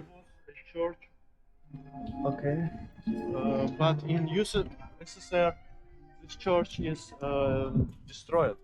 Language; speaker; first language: English; non-native, learner; Azerbaijani